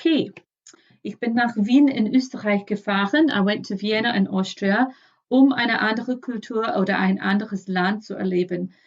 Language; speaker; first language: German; non-native, fluent; English